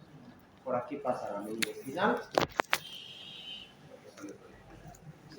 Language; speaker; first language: Spanish; native; Spanish